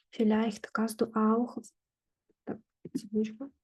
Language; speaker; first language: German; non-native, fluent; Ukrainian